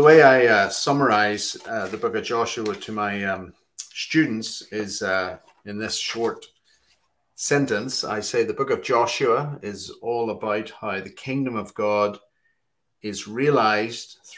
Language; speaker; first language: English; native; English